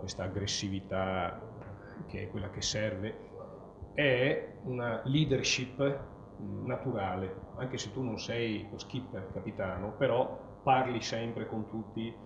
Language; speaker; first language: Italian; native; Italian